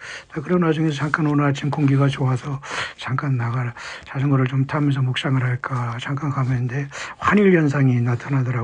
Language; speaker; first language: Korean; native; Korean